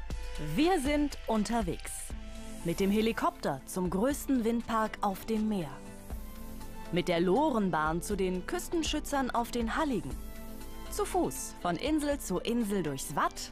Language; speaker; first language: German; native; German